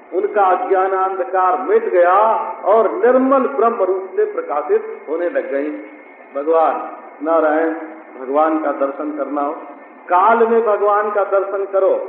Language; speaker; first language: Hindi; native; Hindi